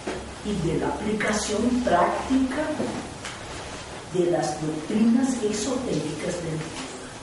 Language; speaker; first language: Spanish; non-native, fluent; Portuguese